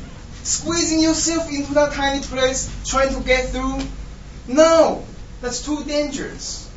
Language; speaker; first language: English; non-native, fluent; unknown